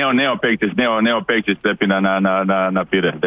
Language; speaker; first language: Greek; non-native, learner; Serbian